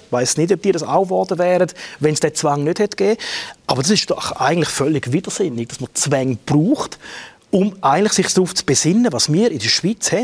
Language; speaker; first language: German; native; German